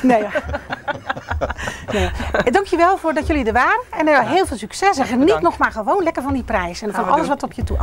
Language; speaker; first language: Dutch; native; Dutch